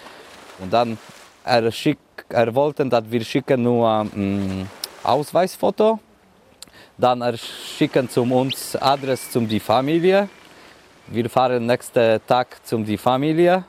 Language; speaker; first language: German; non-native, learner; Polish